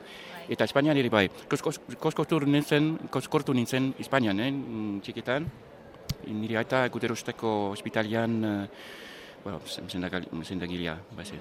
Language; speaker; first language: Basque; non-native, learner; English